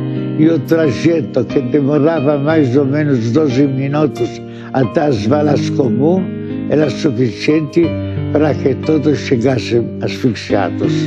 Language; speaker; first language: Portuguese; non-native, fluent; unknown